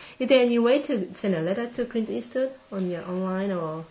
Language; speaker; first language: English; non-native, fluent; Japanese